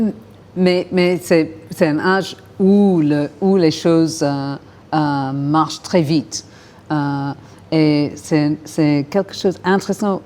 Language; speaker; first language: French; non-native, fluent; English